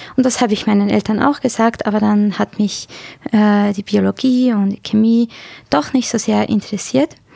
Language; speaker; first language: German; early bilingual, other home language; Hungarian